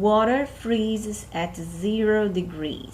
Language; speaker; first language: English; non-native, fluent; Portuguese